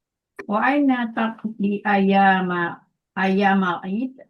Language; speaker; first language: Arabic; non-native, learner; Indonesian